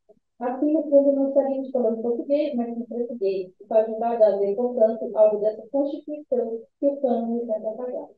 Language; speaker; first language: Portuguese; native; Portuguese